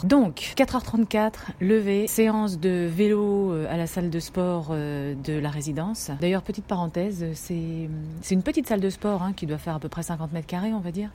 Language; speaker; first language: French; native; French